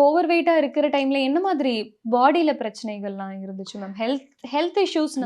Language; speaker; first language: Tamil; native; Tamil